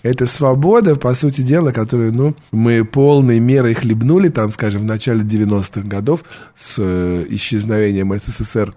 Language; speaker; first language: Russian; native; Russian